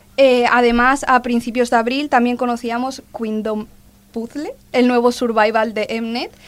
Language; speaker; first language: Spanish; native; Spanish